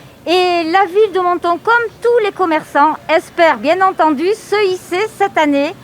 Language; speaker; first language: French; native; French